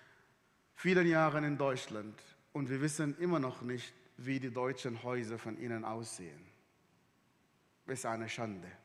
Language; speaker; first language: German; non-native, fluent; Arabic